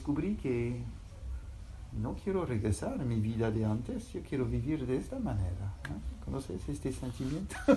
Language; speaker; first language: Spanish; non-native, fluent; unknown